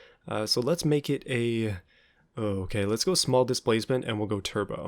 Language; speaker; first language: English; native; English